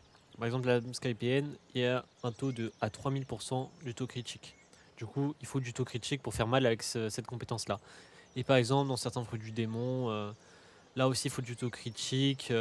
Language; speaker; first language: French; native; French